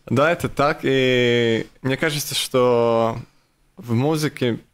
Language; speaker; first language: Russian; non-native, local second language; Latvian